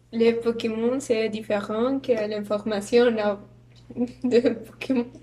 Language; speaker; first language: French; non-native, learner; Spanish